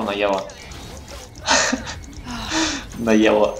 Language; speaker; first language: Russian; native; Russian